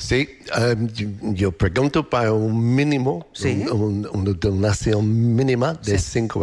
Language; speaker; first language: Spanish; non-native, learner; English